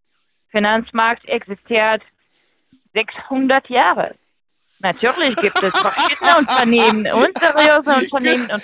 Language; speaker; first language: German; non-native, fluent; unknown